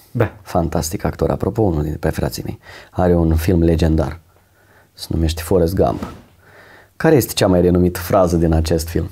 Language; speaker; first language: Romanian; native; Romanian